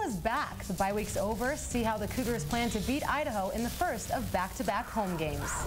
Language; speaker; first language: English; native; English